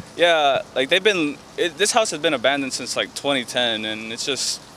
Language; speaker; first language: English; early bilingual, other home language; Spanish